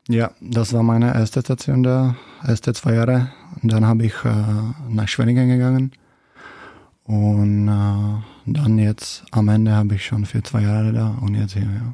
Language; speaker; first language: German; non-native, fluent; Czech